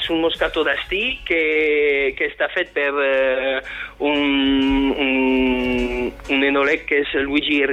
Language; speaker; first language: Catalan; non-native, fluent; French